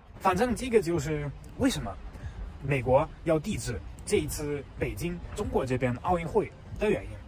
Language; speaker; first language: Chinese; non-native, fluent; German